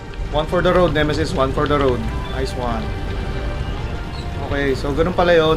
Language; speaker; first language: English; non-native, local second language; Filipino